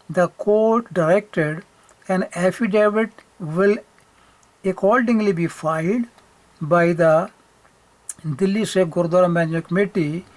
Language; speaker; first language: English; non-native, local second language; Punjabi